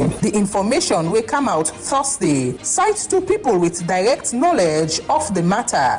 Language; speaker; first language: English; non-native, local second language; Krio